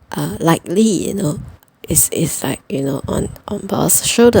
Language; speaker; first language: English; non-native, fluent; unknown